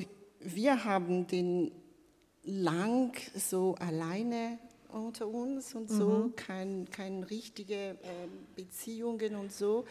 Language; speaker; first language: German; non-native, fluent; Malagasy